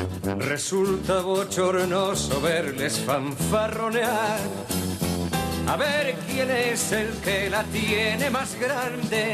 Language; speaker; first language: Spanish; native; Spanish